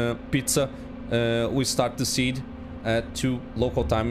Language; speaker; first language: English; non-native, fluent; Portuguese